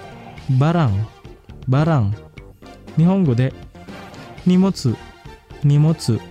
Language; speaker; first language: Japanese; non-native, fluent; Indonesian